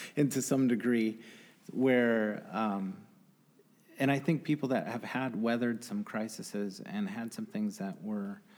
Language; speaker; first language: English; native; English